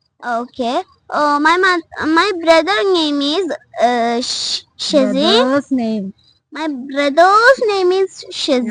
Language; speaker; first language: English; non-native, learner; Malayalam